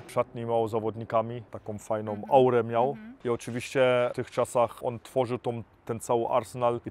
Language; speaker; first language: Polish; early bilingual, heritage; Polish